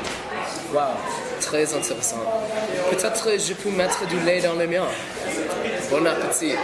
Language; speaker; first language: French; non-native, learner; English